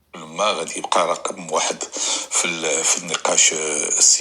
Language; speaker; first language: Arabic; native; Arabic